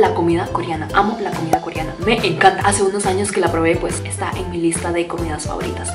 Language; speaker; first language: Spanish; early bilingual, other home language; Cantonese